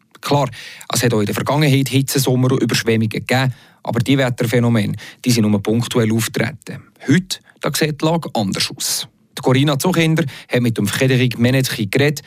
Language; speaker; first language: German; native; German